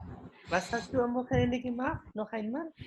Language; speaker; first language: German; non-native, fluent; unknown